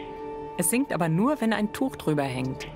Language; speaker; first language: German; native; German